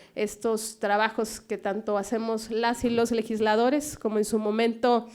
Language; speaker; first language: Spanish; native; Spanish